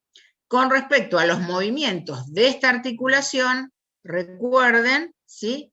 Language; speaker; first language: Spanish; native; Spanish